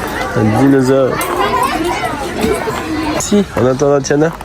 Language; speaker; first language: French; native; French